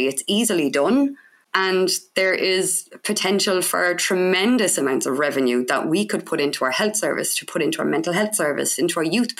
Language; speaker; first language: English; native; English